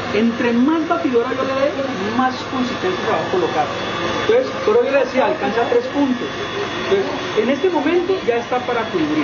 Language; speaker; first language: Spanish; native; Spanish